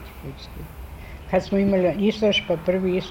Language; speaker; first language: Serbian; non-native, learner; German